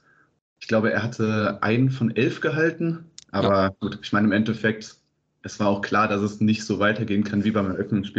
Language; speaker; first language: German; native; German